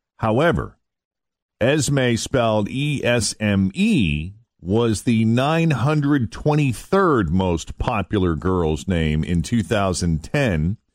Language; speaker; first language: English; native; English